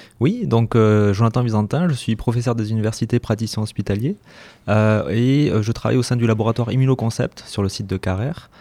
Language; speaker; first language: French; native; French